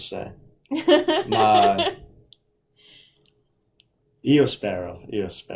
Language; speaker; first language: Italian; non-native, fluent; English